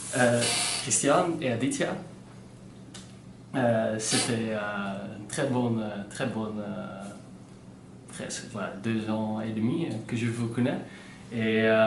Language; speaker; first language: French; non-native, learner; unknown